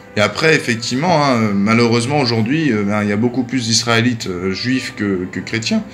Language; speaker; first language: French; native; French